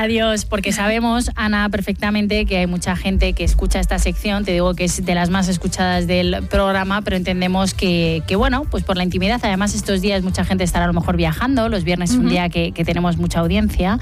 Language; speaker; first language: Spanish; native; Spanish